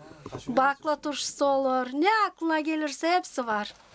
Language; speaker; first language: Turkish; native; Turkish